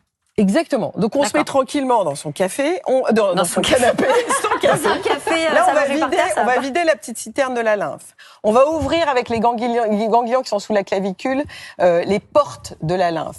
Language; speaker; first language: French; native; French